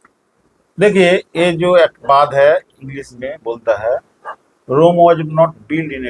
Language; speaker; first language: Hindi; non-native, local second language; Bangla